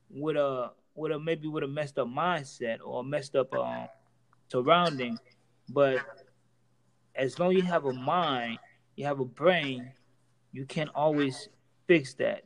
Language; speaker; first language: English; native; English